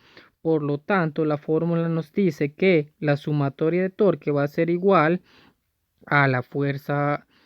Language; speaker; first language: Spanish; native; Spanish